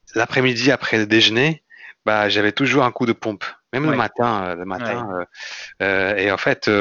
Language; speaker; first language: French; non-native, fluent; Indonesian